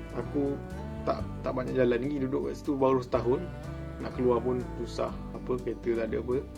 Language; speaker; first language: Malay; native; Malay